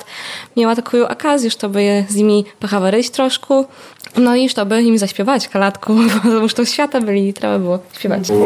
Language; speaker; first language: Polish; non-native, local second language; Belarusian